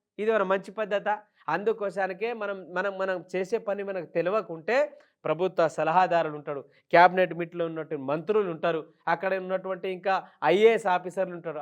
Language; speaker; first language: Telugu; non-native, local second language; Lambadi